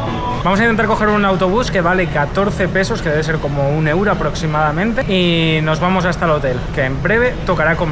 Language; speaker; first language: Spanish; native; Spanish